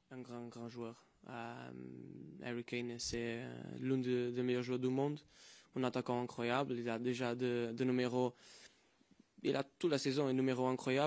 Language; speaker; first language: French; non-native, fluent; Portuguese